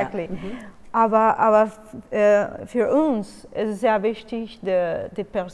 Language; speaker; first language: German; non-native, learner; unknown